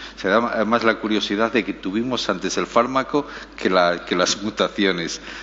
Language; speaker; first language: Spanish; native; Spanish